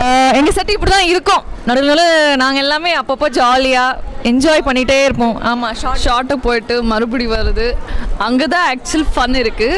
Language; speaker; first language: Tamil; non-native, fluent; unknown